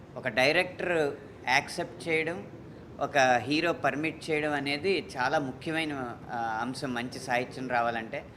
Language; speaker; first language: Telugu; native; Telugu